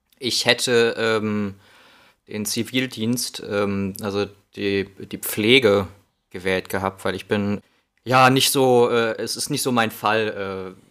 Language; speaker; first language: German; native; German